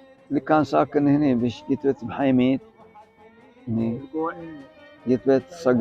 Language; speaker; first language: Arabic; native; Arabic